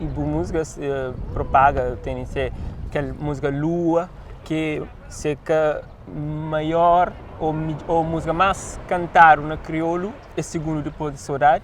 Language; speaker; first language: Portuguese; non-native, local second language; Kabuverdianu